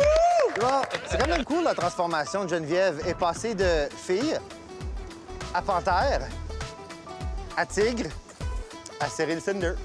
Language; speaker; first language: French; native; French